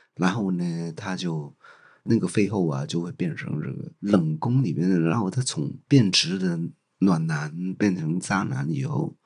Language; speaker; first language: Chinese; non-native, local second language; Cantonese